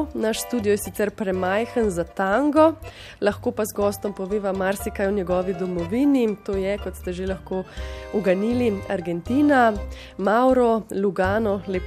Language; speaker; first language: Slovenian; native; Slovenian